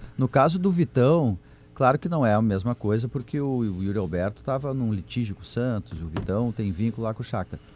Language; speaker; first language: Portuguese; native; Portuguese